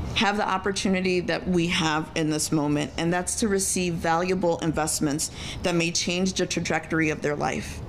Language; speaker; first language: English; early bilingual, other home language; Spanish